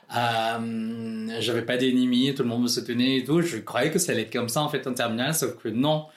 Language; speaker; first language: French; non-native, fluent; Filipino